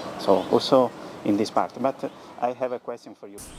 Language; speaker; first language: English; non-native, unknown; Italian